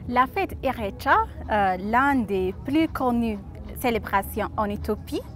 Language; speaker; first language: French; non-native, fluent; Amharic